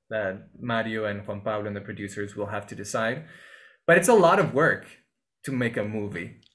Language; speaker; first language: English; non-native, fluent; Spanish